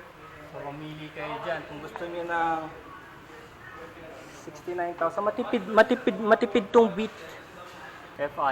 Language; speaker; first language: Filipino; native; Filipino